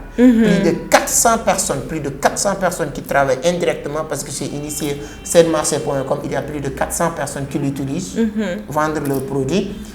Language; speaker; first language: French; non-native, local second language; Wolof